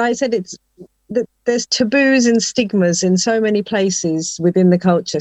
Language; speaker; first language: English; native; English